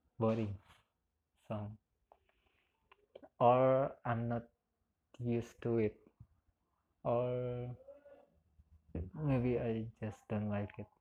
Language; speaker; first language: English; non-native, learner; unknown